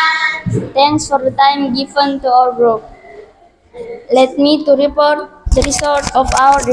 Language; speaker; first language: English; non-native, learner; Indonesian